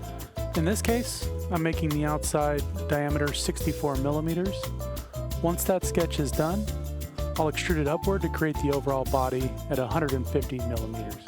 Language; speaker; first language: English; native; English